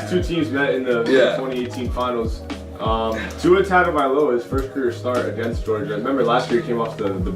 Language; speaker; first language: English; native; English